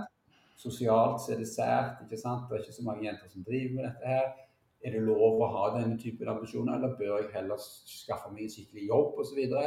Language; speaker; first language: Norwegian; native; Norwegian